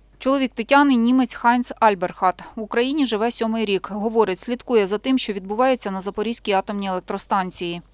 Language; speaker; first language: Ukrainian; native; Ukrainian